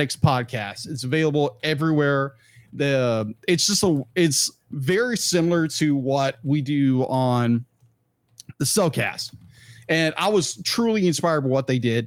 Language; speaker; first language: English; native; English